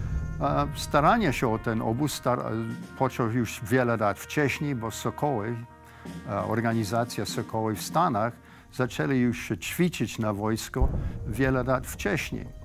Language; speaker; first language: Polish; early bilingual, heritage; English